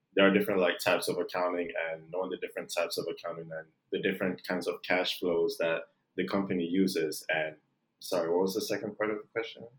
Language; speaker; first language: English; non-native, local second language; Jamaican Creole English